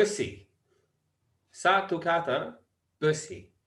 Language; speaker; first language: Indonesian; non-native, learner; English